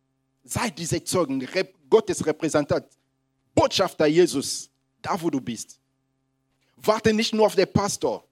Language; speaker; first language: German; non-native, fluent; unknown